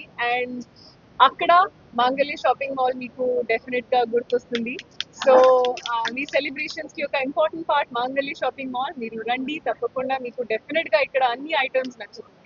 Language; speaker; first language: Telugu; non-native, fluent; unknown